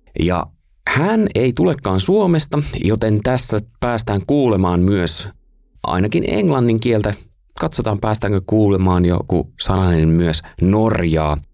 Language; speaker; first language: Finnish; native; Finnish